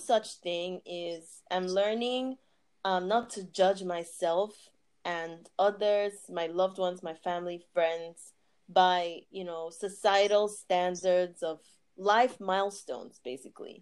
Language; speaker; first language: English; non-native, local second language; Igbo